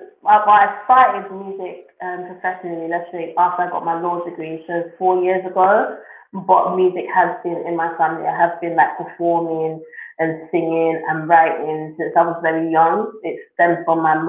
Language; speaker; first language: English; native; English